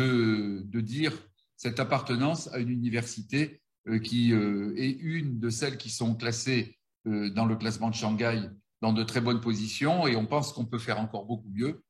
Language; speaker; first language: French; native; French